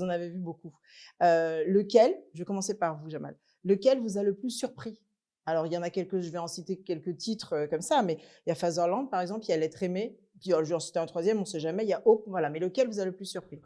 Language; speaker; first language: French; native; French